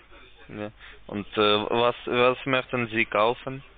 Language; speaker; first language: German; non-native, learner; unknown